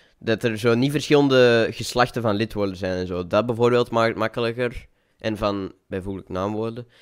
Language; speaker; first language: Dutch; native; Dutch